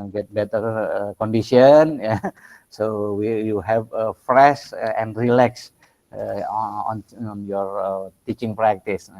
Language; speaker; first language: English; non-native, local second language; Indonesian